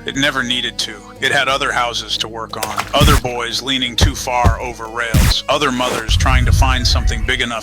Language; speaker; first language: English; native; English